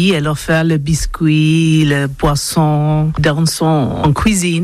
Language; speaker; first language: French; non-native, learner; English